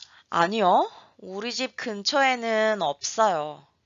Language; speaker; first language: Korean; native; Korean